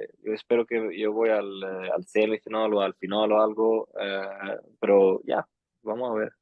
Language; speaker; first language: Spanish; early bilingual, heritage; Swedish